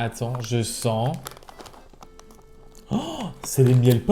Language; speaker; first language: French; native; French